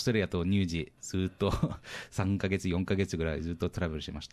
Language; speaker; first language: Japanese; non-native, learner; English